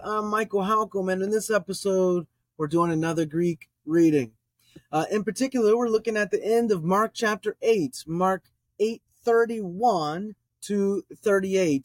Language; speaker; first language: English; native; English